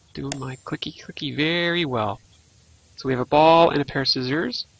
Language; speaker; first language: English; native; English